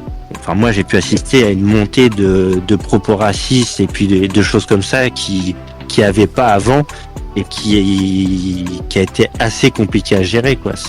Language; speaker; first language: French; native; French